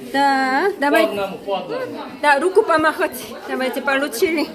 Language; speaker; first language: Russian; non-native, fluent; Korean